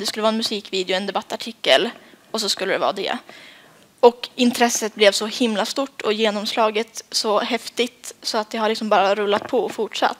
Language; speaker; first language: Swedish; native; Swedish